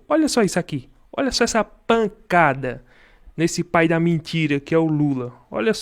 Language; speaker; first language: Portuguese; native; Portuguese